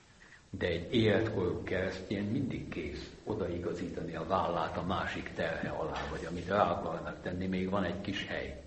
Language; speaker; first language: Hungarian; native; Hungarian